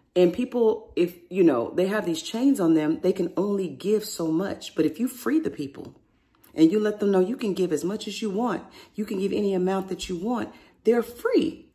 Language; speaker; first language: English; native; English